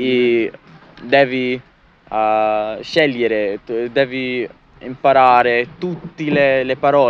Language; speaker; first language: Italian; non-native, learner; English